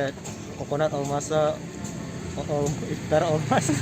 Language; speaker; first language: Turkish; non-native, learner; Indonesian